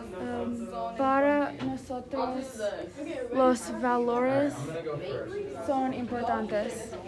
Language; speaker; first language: Spanish; non-native, learner; English